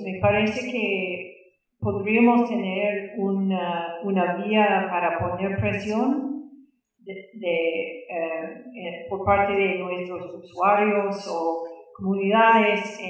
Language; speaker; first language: Spanish; non-native, fluent; English